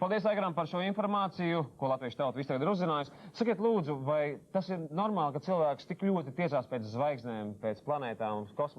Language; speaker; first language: Latvian; native; Latvian